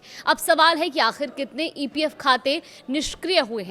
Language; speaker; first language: Hindi; native; Hindi